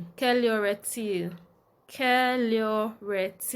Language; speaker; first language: French; non-native, fluent; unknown